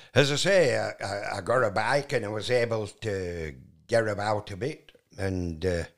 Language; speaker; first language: English; native; English